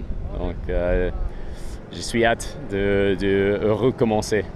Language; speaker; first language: French; non-native, fluent; English